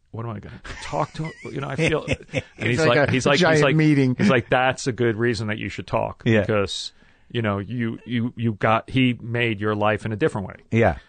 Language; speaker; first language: English; native; English